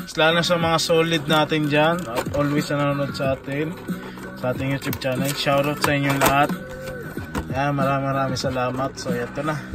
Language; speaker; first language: Filipino; native; Filipino